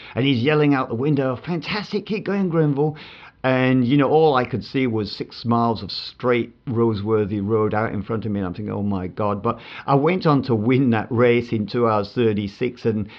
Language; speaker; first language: English; native; English